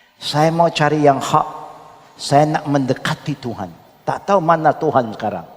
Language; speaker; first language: Malay; non-native, local second language; Chinese